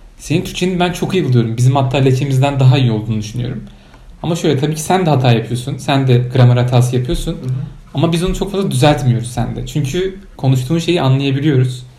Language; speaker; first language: Turkish; native; Turkish